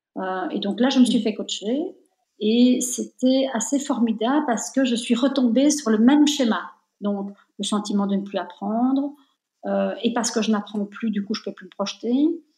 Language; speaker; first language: French; native; French